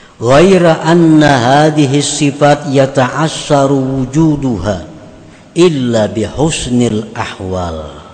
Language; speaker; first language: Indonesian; non-native, local second language; Banjar